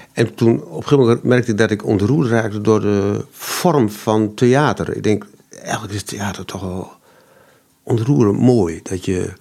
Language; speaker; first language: Dutch; native; Dutch